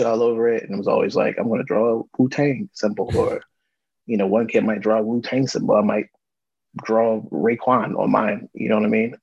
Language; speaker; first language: English; native; English